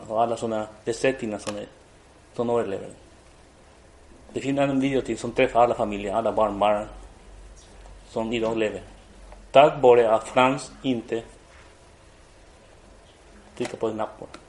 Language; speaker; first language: Swedish; non-native, fluent; Spanish